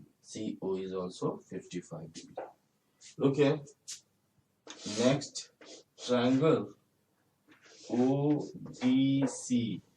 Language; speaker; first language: English; non-native, local second language; Hindi